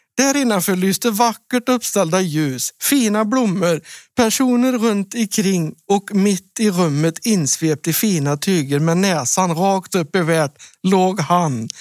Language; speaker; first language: Swedish; native; Swedish